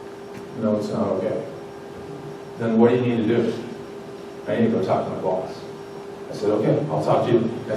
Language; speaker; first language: English; native; English